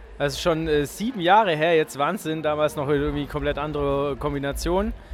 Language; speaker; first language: German; native; German